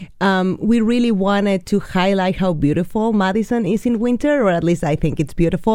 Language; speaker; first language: English; non-native, fluent; Spanish